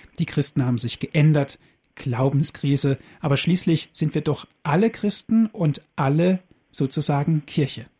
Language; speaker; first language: German; native; German